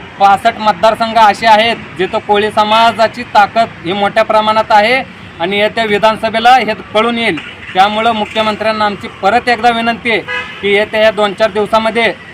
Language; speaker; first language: Marathi; native; Marathi